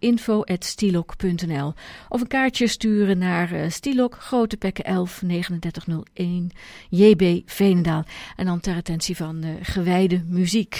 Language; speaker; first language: Dutch; native; Dutch